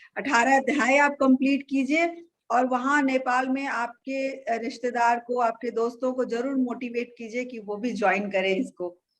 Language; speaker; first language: Hindi; native; Hindi